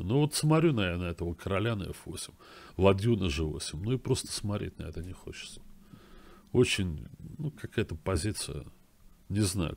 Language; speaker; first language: Russian; native; Russian